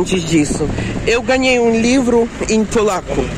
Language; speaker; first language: Portuguese; non-native, fluent; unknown